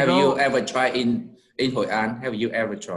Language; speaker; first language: English; non-native, learner; Vietnamese